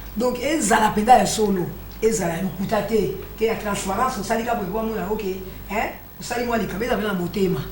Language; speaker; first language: Lingala; non-native, local second language; Kongo